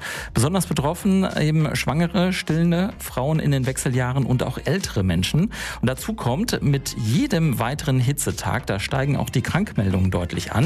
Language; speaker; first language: German; native; German